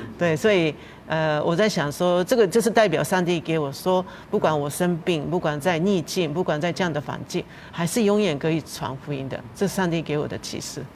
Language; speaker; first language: Chinese; non-native, fluent; Japanese